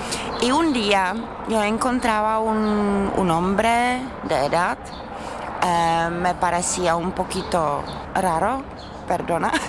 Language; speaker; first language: Spanish; non-native, fluent; Czech